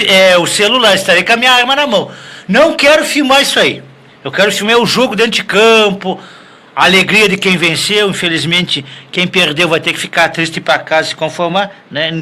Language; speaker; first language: Portuguese; native; Portuguese